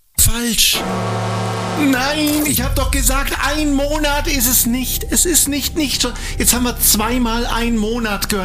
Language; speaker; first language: German; native; German